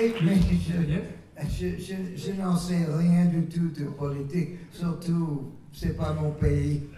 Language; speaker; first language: French; non-native, learner; English